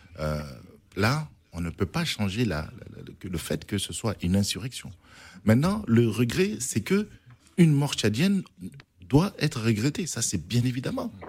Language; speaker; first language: French; non-native, local second language; Arabic